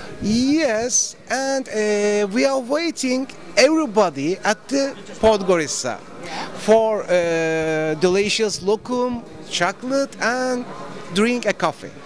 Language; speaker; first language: English; non-native, learner; Turkish